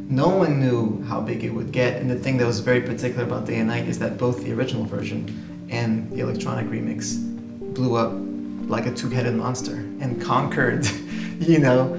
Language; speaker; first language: English; native; English